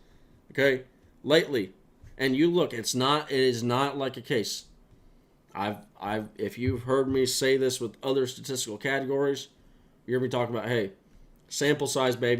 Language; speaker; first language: English; native; English